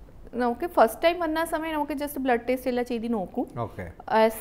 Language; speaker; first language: Malayalam; non-native, fluent; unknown